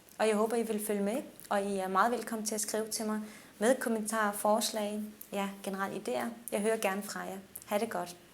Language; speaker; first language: Danish; early bilingual, other home language; Turkish